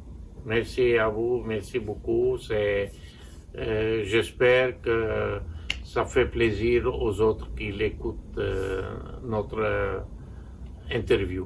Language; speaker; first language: French; non-native, local second language; Armenian